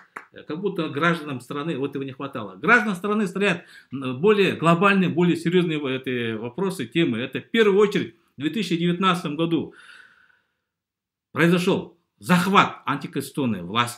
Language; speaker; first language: Russian; native; Russian